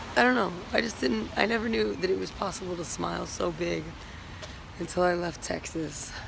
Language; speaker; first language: English; native; English